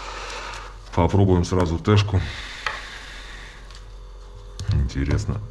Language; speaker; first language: Russian; native; Russian